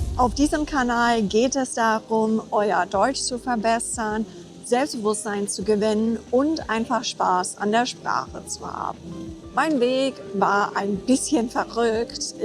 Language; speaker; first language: German; non-native, fluent; English